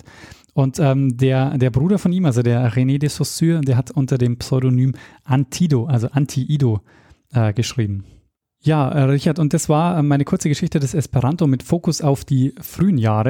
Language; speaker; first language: German; native; German